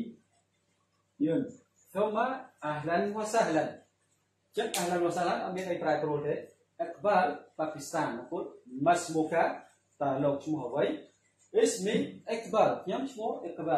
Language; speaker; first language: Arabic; non-native, fluent; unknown